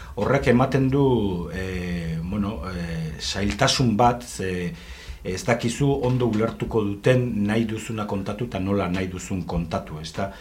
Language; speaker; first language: Basque; native; Basque